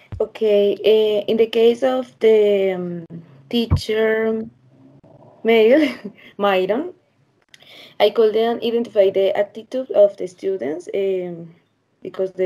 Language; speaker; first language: English; non-native, learner; Spanish